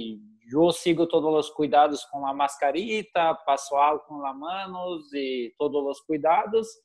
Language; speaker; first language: Spanish; non-native, learner; Portuguese